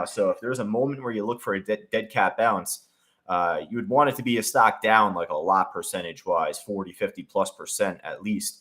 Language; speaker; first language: English; native; English